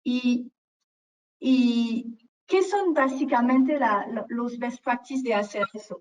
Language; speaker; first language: Spanish; non-native, fluent; French